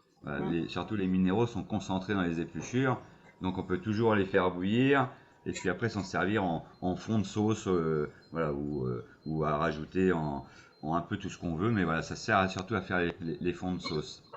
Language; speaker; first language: French; native; French